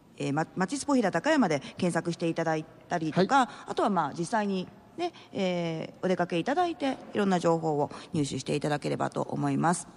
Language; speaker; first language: Japanese; native; Japanese